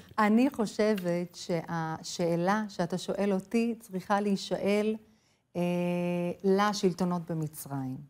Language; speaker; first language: Hebrew; non-native, fluent; English